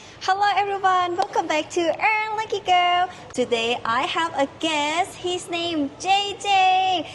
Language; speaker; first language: English; non-native, learner; Thai